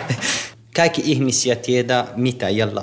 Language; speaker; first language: Finnish; non-native, learner; Kurdish